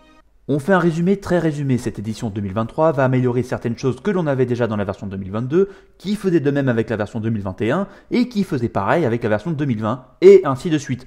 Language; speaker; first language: French; native; French